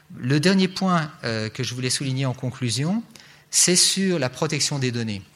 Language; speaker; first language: French; native; French